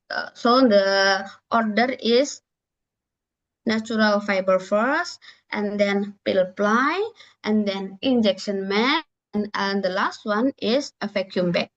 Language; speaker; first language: English; non-native, learner; Indonesian